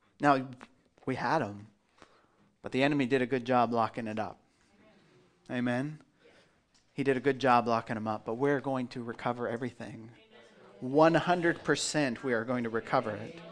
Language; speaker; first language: English; native; English